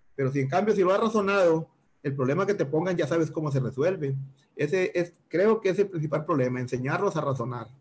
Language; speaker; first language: Spanish; native; Spanish